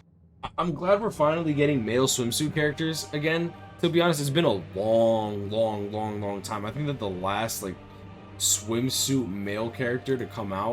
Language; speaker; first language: English; native; English